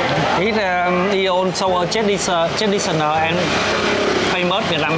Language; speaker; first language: English; non-native, learner; Vietnamese